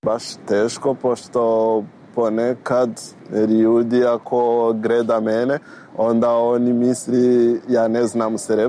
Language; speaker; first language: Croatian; non-native, learner; Rundi